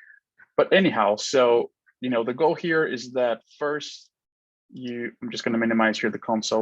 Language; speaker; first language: English; non-native, fluent; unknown